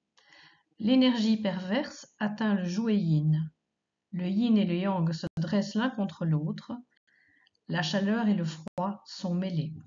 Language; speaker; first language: French; native; French